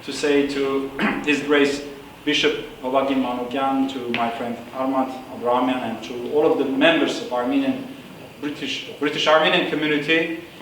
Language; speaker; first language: English; non-native, fluent; Armenian